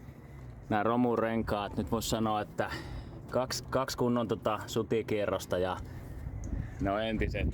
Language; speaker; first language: Finnish; native; Finnish